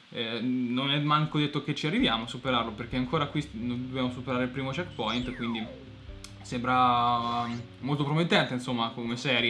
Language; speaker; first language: Italian; native; Italian